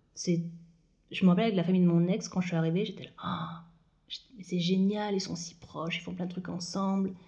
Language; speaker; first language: French; native; French